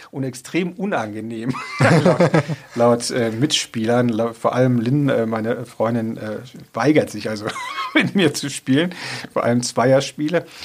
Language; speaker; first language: German; native; German